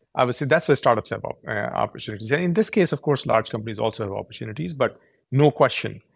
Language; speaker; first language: English; non-native, local second language; Urdu